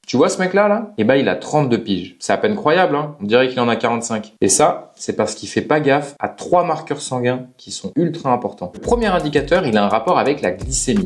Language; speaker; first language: French; native; French